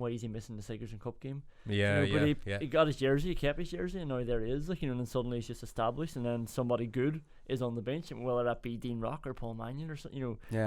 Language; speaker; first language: English; native; English